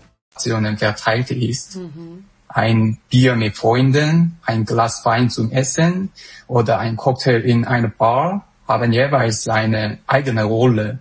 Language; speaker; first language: German; non-native, fluent; Korean